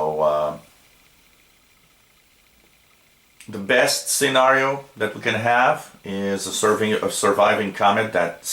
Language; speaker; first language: English; non-native, local second language; French